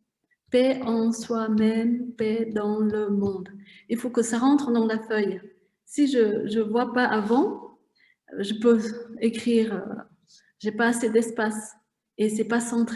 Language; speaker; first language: French; non-native, fluent; Vietnamese